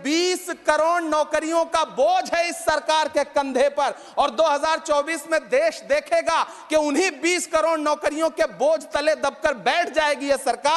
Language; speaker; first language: Hindi; native; Hindi